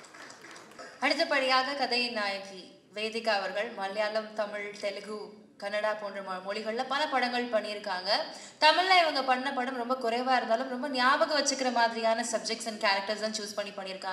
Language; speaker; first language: Tamil; native; Tamil